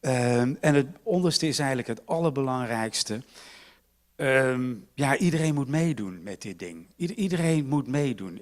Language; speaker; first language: Dutch; native; Dutch